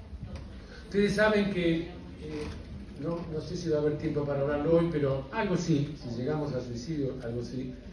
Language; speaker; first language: Spanish; native; Spanish